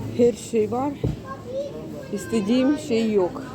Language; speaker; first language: Turkish; non-native, learner; Russian